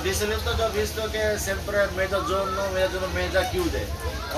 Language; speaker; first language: Italian; non-native, learner; Bangla